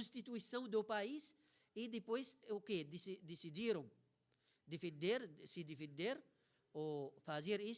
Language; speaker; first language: Portuguese; non-native, fluent; Arabic